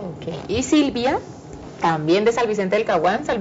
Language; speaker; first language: Spanish; native; Spanish